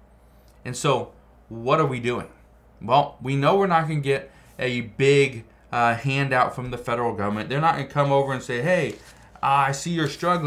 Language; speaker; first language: English; native; English